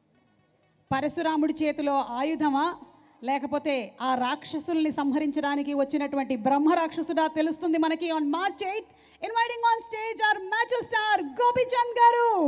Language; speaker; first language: Telugu; native; Telugu